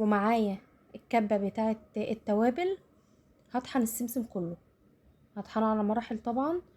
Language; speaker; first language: Arabic; native; Arabic